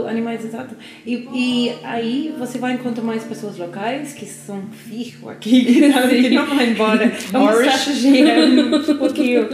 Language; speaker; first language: Portuguese; non-native, learner; English